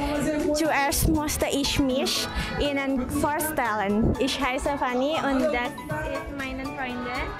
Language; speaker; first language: German; non-native, learner; Indonesian